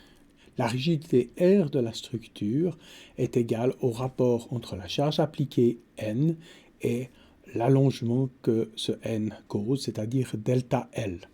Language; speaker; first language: French; native; French